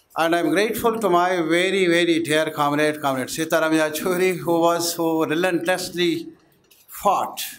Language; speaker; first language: English; non-native, local second language; Urdu